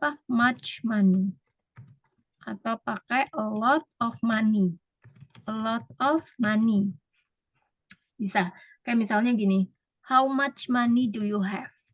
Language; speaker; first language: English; non-native, fluent; Indonesian